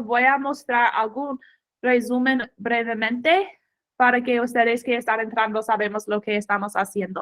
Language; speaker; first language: Spanish; non-native, fluent; English